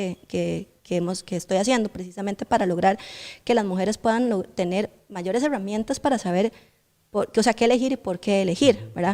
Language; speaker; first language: Spanish; native; Spanish